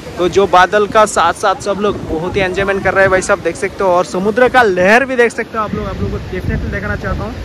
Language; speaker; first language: Hindi; non-native, local second language; Assamese